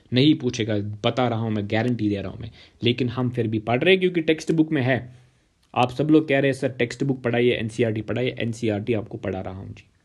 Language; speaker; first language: Hindi; non-native, local second language; Kashmiri